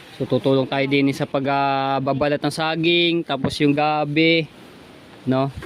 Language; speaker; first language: Filipino; native; Filipino